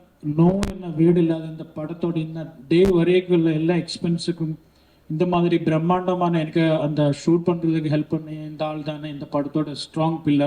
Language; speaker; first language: Tamil; non-native, learner; Malayalam